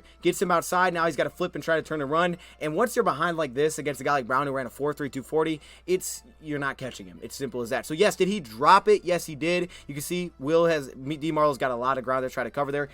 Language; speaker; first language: English; native; English